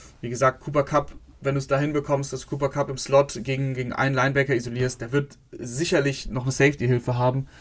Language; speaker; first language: German; native; German